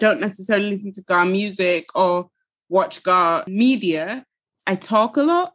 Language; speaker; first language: English; early bilingual, other home language; Ga